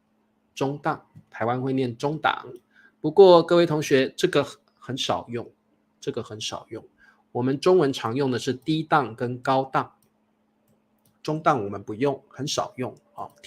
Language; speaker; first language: Chinese; native; Chinese